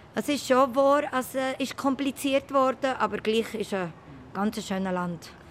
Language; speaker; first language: German; non-native, fluent; Spanish